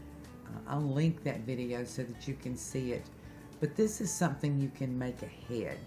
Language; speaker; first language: English; native; English